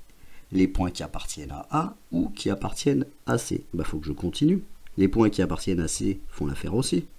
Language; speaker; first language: French; native; French